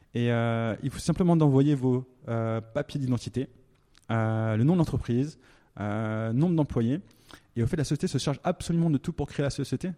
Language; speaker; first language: French; native; French